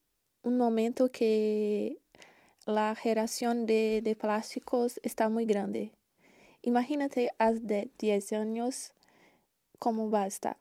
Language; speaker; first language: Spanish; non-native, learner; Portuguese